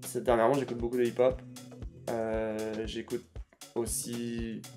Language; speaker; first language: French; native; French